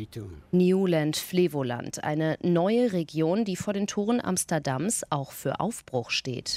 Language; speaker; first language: German; native; German